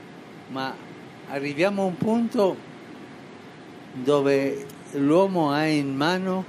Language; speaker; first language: Italian; early bilingual, heritage; Spanish